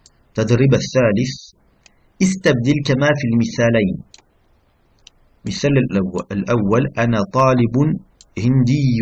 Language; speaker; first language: Arabic; non-native, fluent; French